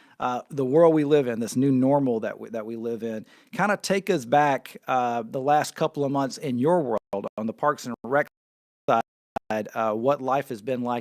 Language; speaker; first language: English; native; English